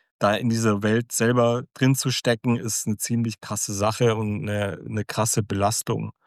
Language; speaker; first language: German; early bilingual, other home language; Croatian